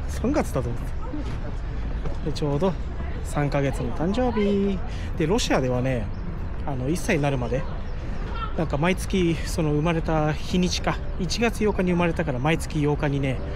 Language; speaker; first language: Japanese; native; Japanese